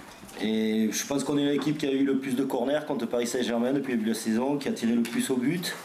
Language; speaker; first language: French; native; French